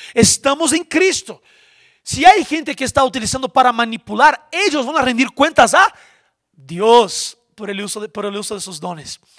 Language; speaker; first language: Spanish; non-native, fluent; Portuguese